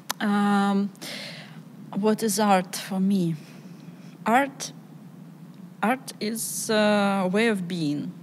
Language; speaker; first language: English; non-native, learner; Ukrainian